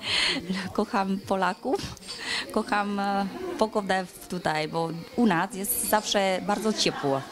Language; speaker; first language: Polish; non-native, learner; Vietnamese